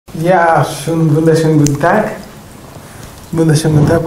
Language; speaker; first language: German; non-native, fluent; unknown